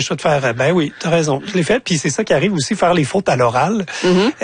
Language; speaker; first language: French; native; French